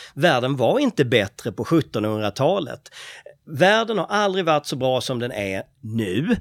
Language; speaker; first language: Swedish; native; Swedish